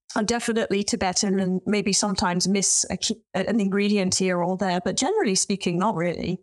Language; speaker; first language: English; native; English